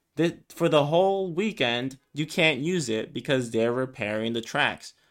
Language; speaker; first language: English; early bilingual, other home language; Spanish